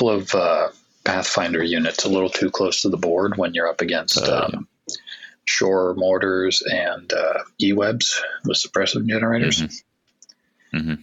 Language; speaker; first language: English; native; English